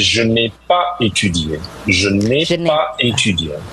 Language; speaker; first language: French; non-native, fluent; English